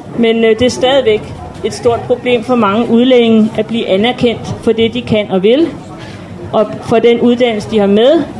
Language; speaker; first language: Danish; native; Danish